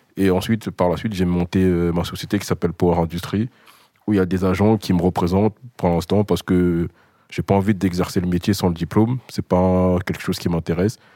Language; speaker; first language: French; early bilingual, other home language; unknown